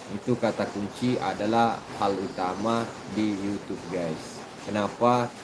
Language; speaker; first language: Indonesian; non-native, local second language; Buginese